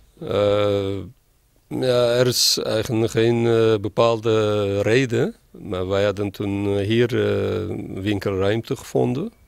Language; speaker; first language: Dutch; non-native, learner; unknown